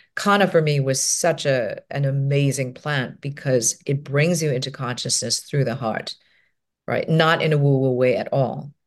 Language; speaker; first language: English; non-native, local second language; Cantonese